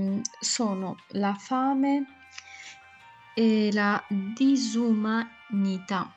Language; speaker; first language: Italian; non-native, fluent; Arabic